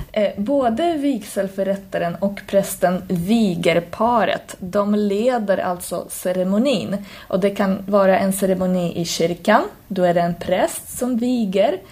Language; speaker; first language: Swedish; native; Swedish